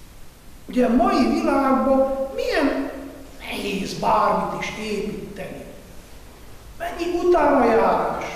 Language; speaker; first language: Hungarian; non-native, fluent; Italian